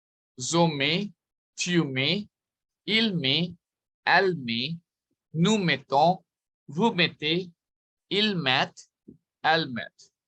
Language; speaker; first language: French; non-native, fluent; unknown